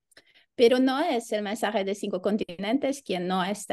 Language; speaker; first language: Spanish; non-native, learner; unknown